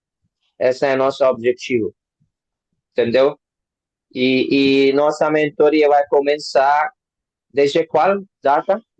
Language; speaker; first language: Portuguese; non-native, learner; Hindi